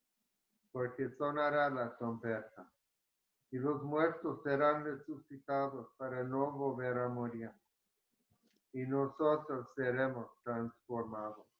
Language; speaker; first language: Spanish; early bilingual, heritage; Spanish